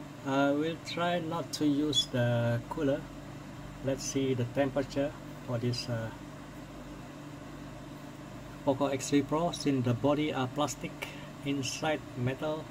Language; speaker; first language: English; non-native, fluent; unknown